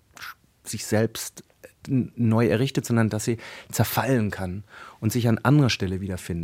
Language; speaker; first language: German; native; German